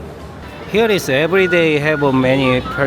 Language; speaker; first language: English; non-native, learner; Korean